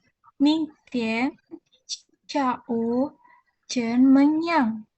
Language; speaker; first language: Chinese; non-native, learner; Indonesian